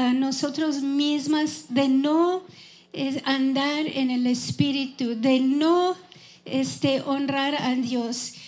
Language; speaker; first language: Spanish; non-native, fluent; English